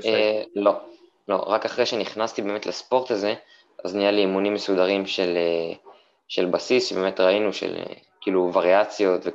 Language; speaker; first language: Hebrew; native; Hebrew